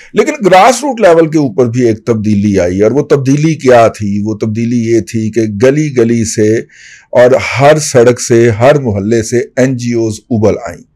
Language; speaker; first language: Urdu; native; Urdu